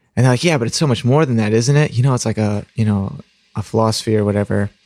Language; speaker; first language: English; native; English